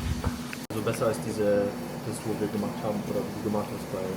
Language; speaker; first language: German; non-native, learner; Mongolian